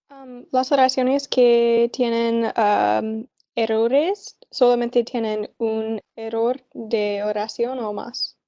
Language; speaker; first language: Spanish; non-native, learner; English